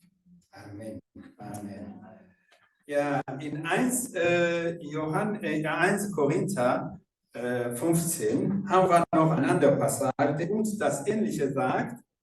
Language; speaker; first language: German; non-native, fluent; Rundi